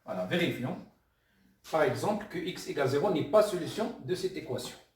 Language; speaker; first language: French; non-native, local second language; Arabic